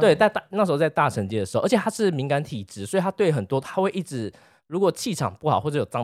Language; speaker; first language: Chinese; native; Chinese